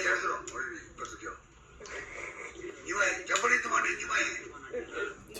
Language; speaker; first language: Japanese; native; Japanese